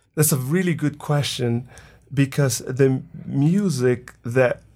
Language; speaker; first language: English; non-native, fluent; Portuguese